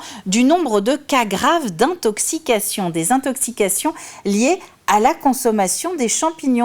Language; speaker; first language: French; native; French